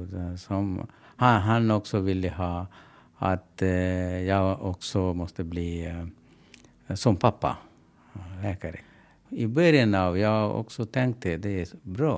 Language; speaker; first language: Swedish; non-native, learner; Sinhala